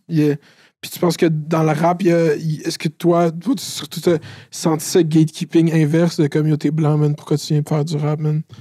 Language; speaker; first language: French; native; French